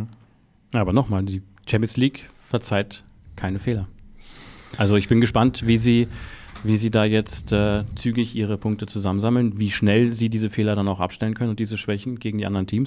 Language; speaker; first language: German; native; German